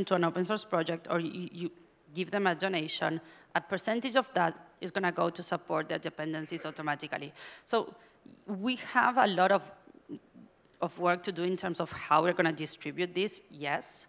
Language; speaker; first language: English; non-native, fluent; Spanish